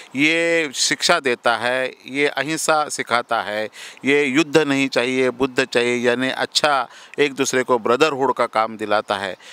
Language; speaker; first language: Hindi; non-native, local second language; Marathi